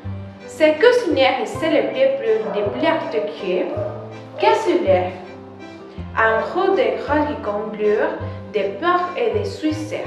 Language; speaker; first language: French; non-native, learner; Spanish